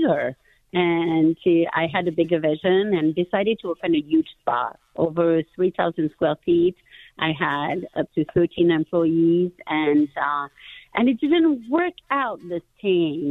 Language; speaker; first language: English; non-native, fluent; French